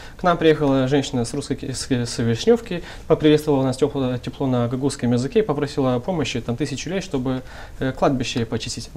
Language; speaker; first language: Russian; non-native, local second language; Gagauz